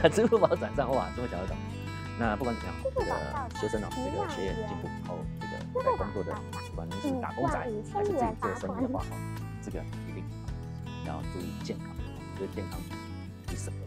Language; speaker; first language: Chinese; native; Chinese